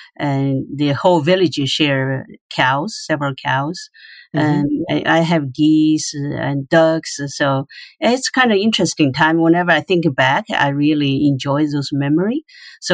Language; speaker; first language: English; non-native, fluent; Chinese